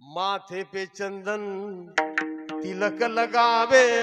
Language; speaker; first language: Hindi; non-native, local second language; Marathi